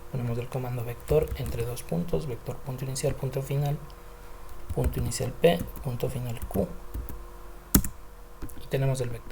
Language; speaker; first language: Spanish; native; Spanish